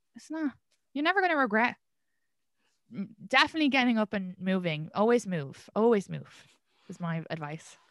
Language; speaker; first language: English; native; English